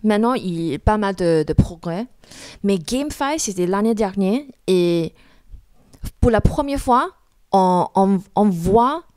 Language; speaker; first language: French; non-native, fluent; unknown